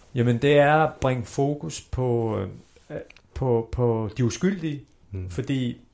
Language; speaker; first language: Danish; early bilingual, other home language; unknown